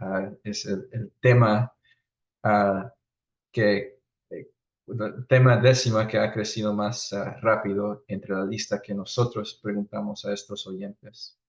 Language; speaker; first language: Spanish; early bilingual, heritage; Spanish